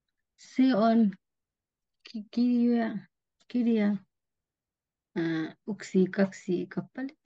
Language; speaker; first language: Finnish; non-native, learner; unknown